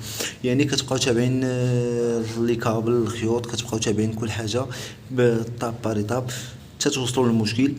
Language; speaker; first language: Arabic; native; Arabic